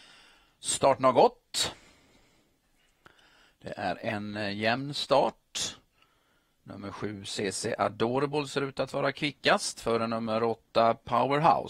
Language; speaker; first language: Swedish; native; Swedish